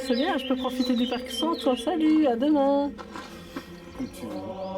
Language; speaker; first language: French; native; French